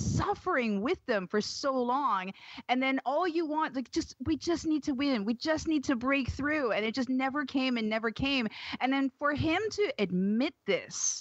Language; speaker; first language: English; native; English